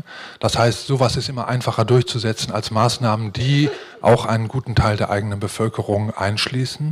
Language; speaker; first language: German; native; German